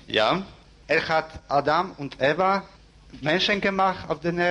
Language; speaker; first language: German; non-native, learner; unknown